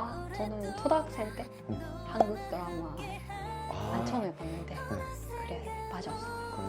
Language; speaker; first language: Korean; non-native, learner; Japanese